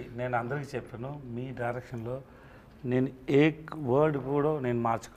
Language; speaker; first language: Telugu; non-native, learner; Tamil